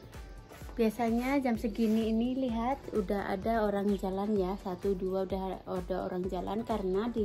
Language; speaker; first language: Indonesian; non-native, local second language; Javanese